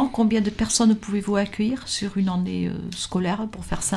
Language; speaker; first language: French; native; French